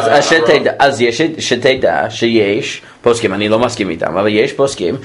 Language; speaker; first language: Hebrew; non-native, fluent; English